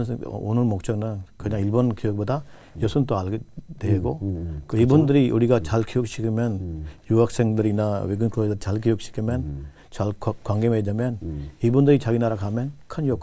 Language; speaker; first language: Korean; non-native, learner; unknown